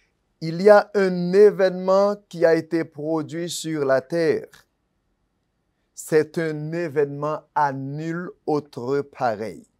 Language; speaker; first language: French; non-native, local second language; Haitian Creole